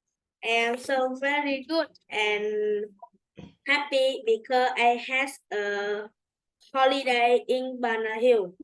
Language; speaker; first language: English; non-native, learner; Vietnamese